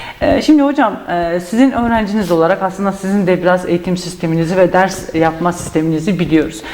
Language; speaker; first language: Turkish; native; Turkish